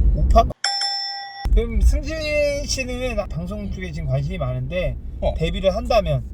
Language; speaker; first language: Korean; native; Korean